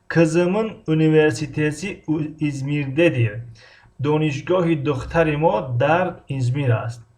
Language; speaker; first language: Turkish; non-native, fluent; Tajik